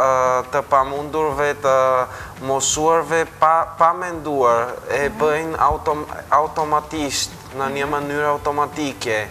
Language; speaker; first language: Albanian; non-native, fluent; Bulgarian